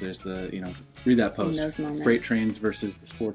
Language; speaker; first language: English; native; English